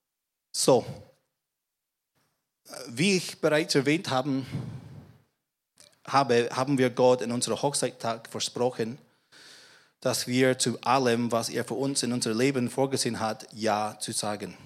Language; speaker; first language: German; non-native, fluent; English